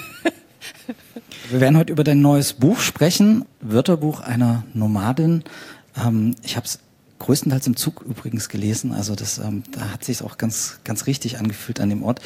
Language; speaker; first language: German; native; German